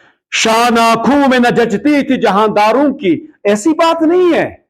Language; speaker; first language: Urdu; native; Urdu